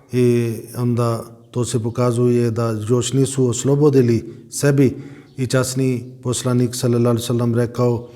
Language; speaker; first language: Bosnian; non-native, fluent; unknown